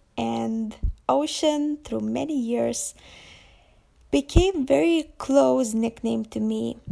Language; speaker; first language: English; non-native, fluent; Lithuanian